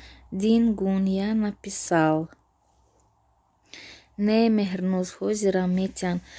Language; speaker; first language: Russian; non-native, local second language; Tajik